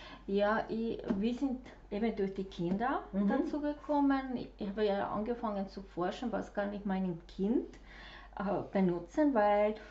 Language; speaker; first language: German; non-native, fluent; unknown